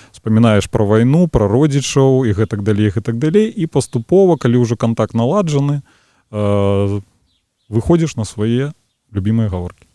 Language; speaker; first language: Belarusian; native; Belarusian